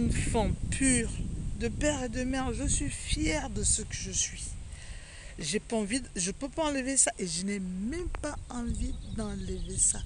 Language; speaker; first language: French; non-native, local second language; Fang